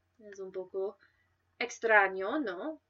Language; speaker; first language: Spanish; non-native, fluent; English